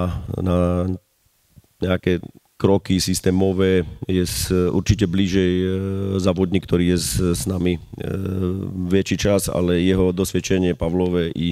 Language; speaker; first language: Polish; non-native, learner; Slovak